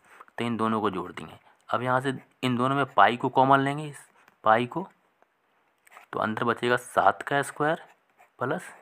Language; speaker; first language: Hindi; native; Hindi